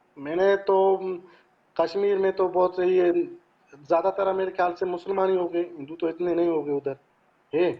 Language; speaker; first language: Urdu; non-native, local second language; Sindhi